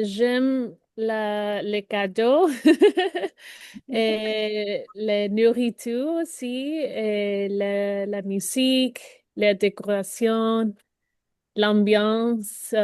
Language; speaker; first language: French; non-native, learner; Spanish